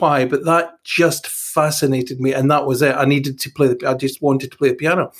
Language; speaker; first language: English; native; English